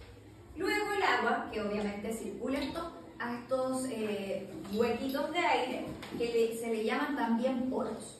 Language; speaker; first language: Spanish; native; Spanish